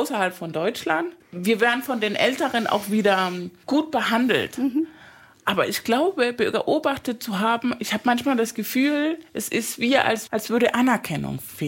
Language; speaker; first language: German; non-native, fluent; Spanish